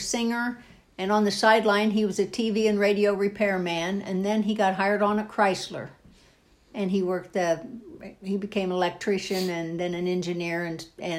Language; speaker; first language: English; native; English